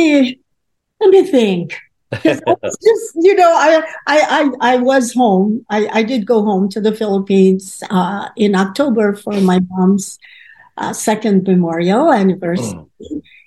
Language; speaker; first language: English; non-native, local second language; Filipino